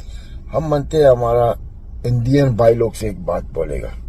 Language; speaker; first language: Hindi; non-native, learner; Arabic